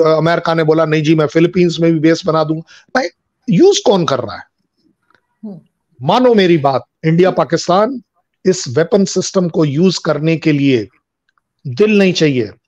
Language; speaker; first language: Hindi; native; Hindi